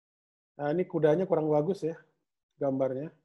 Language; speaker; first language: Indonesian; native; Indonesian